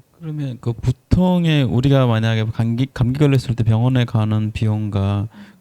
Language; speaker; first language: Korean; non-native, fluent; Bangla